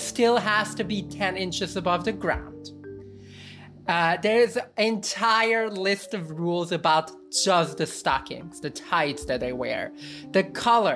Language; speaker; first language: English; early bilingual, other home language; Yiddish